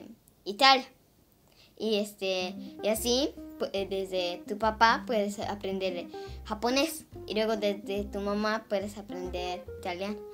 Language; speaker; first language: Spanish; early bilingual, heritage; Spanish